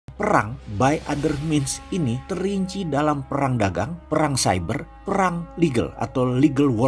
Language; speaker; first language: Indonesian; native; Indonesian